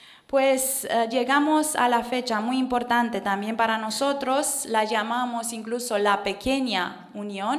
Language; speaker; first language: Spanish; non-native, fluent; Romanian